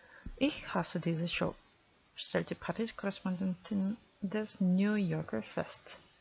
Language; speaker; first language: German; non-native, fluent; Korean